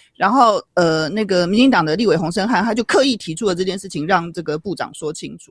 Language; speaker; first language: Chinese; native; Chinese